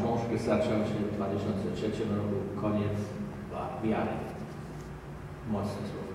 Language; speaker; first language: Polish; non-native, learner; German